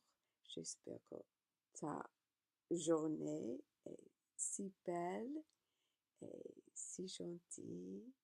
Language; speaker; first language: French; non-native, learner; English